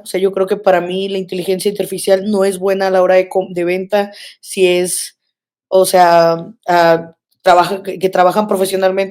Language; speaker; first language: Spanish; native; Spanish